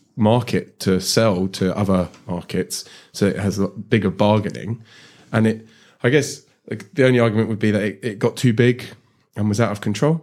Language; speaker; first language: English; native; English